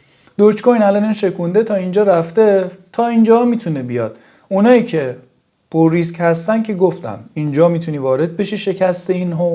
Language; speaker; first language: Persian; native; Persian